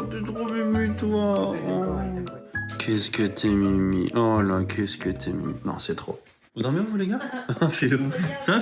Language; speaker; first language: French; native; French